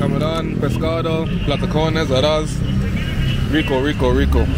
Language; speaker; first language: Spanish; non-native, learner; English